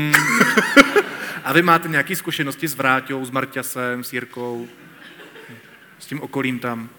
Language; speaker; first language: Czech; native; Czech